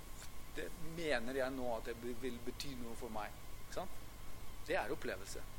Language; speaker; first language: Norwegian; non-native, fluent; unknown